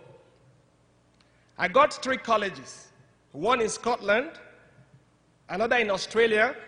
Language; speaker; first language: English; non-native, local second language; Igbo